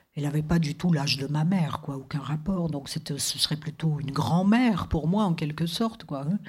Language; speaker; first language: French; native; French